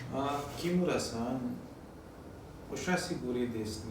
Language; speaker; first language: Japanese; non-native, learner; English